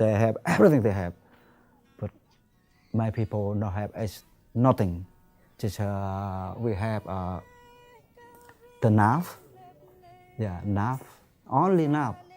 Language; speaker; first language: English; non-native, learner; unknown